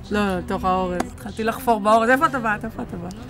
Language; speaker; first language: Hebrew; native; Hebrew